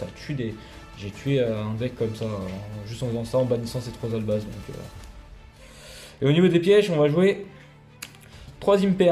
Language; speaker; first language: French; native; French